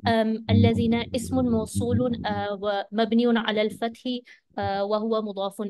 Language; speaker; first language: Arabic; non-native, learner; Urdu